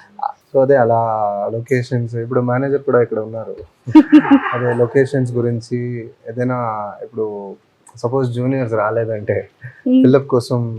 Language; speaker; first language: Telugu; non-native, fluent; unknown